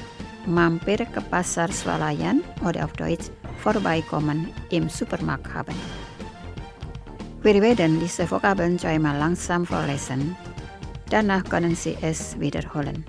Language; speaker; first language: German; non-native, fluent; Indonesian